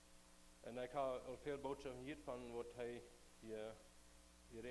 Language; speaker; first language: German; non-native, learner; Plautdietsch